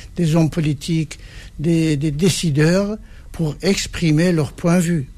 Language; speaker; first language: French; non-native, fluent; Persian